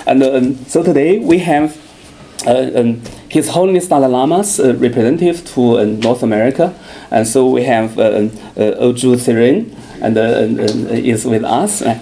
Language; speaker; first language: English; non-native, fluent; Chinese